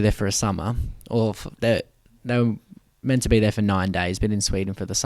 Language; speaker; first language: English; native; English